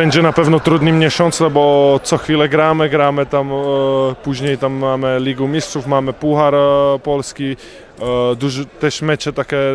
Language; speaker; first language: Polish; non-native, learner; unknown